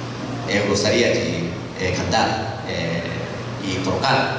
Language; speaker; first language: Portuguese; non-native, learner; Japanese